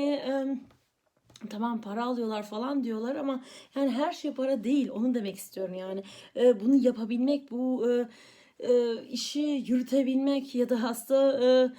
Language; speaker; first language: Turkish; early bilingual, heritage; Turkish